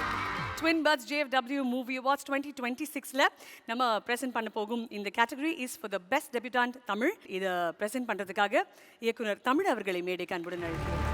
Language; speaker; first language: Tamil; native; Tamil